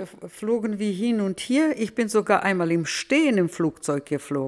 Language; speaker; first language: German; early bilingual, heritage; Russian